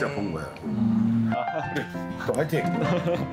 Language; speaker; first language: Korean; native; Korean